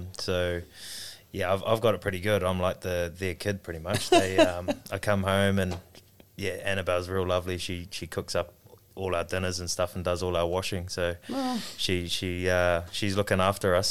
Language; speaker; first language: English; native; English